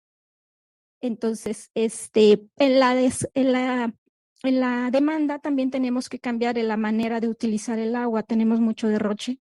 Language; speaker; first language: Spanish; native; Spanish